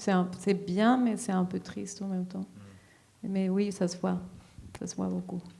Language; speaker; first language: French; non-native, fluent; Spanish